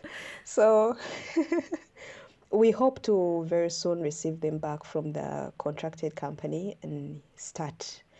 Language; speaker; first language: English; non-native, local second language; Ganda